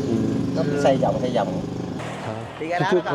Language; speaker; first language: Vietnamese; native; Vietnamese